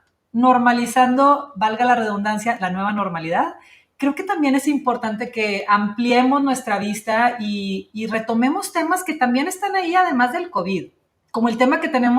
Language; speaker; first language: Spanish; native; Spanish